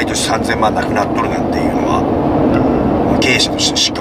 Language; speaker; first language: Japanese; native; Japanese